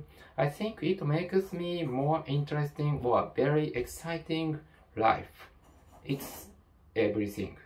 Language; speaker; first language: English; non-native, learner; Japanese